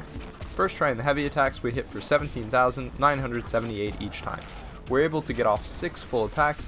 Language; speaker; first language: English; native; English